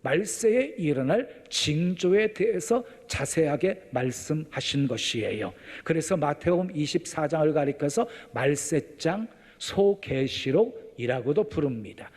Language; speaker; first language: Korean; native; Korean